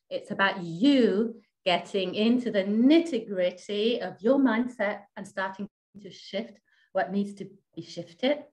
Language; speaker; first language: English; non-native, fluent; Danish